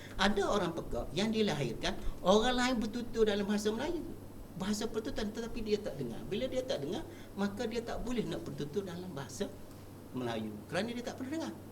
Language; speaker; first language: Malay; native; Malay